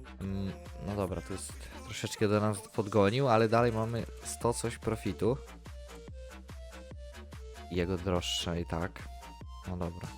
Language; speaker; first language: Polish; native; Polish